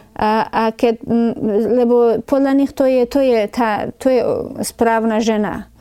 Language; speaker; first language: Slovak; non-native, fluent; Persian